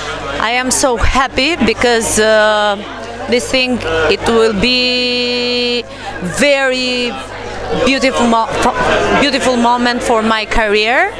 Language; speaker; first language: English; non-native, learner; Albanian